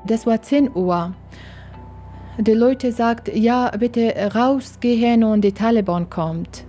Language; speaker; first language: German; non-native, learner; Persian